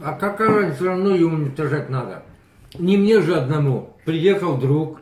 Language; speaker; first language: Russian; native; Russian